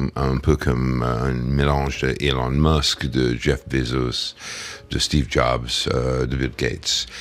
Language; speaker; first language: French; non-native, fluent; English